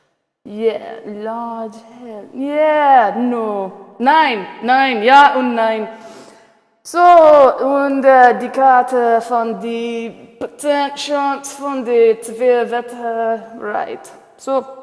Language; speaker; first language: German; non-native, learner; English